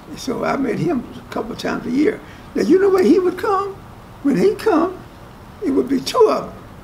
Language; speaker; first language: English; native; English